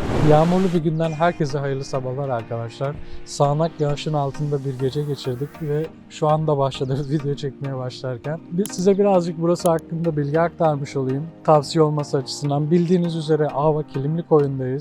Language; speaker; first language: Turkish; native; Turkish